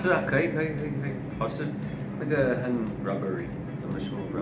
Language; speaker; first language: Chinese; non-native, learner; English